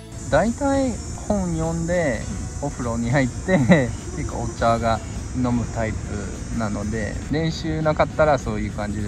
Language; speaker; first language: Japanese; non-native, fluent; English